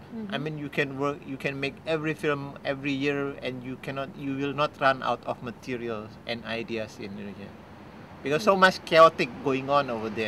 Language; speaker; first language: English; non-native, fluent; Indonesian